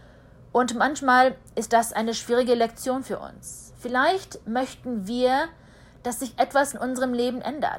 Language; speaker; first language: German; early bilingual, heritage; German